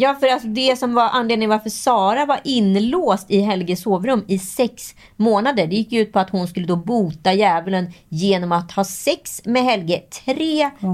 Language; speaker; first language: Swedish; native; Swedish